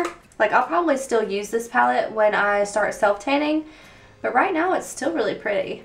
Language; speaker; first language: English; native; English